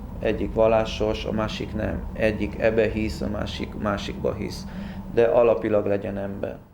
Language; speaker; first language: Hungarian; early bilingual, heritage; Hungarian